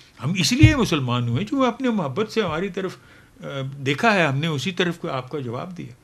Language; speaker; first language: Urdu; non-native, local second language; Punjabi